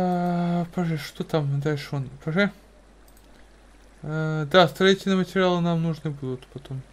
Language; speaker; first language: Russian; native; Russian